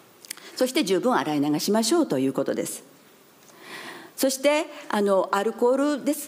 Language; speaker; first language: Japanese; native; Japanese